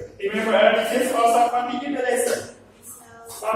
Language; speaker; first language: English; non-native, learner; Indonesian